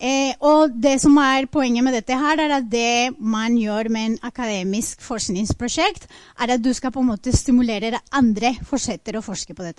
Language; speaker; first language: Norwegian; non-native, fluent; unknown